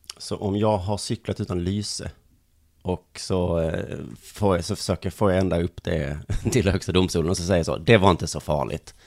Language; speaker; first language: Swedish; native; Swedish